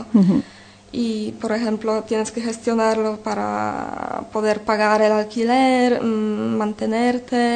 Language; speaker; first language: Spanish; non-native, fluent; Polish